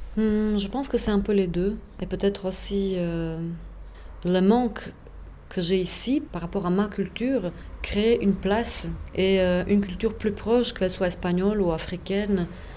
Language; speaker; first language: French; non-native, fluent; Bosnian